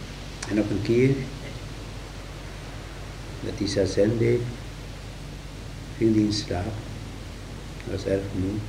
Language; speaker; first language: Dutch; native; Dutch